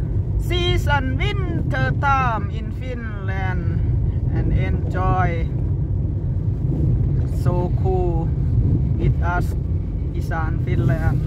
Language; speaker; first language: English; non-native, learner; Thai